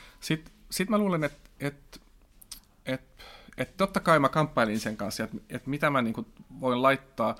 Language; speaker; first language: Finnish; non-native, local second language; Swedish